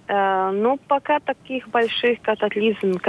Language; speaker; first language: Russian; non-native, local second language; Latvian